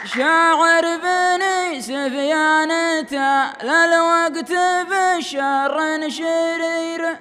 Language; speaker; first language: Arabic; native; Arabic